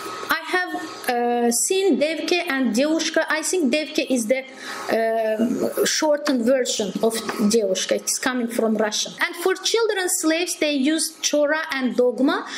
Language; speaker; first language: English; non-native, fluent; Azerbaijani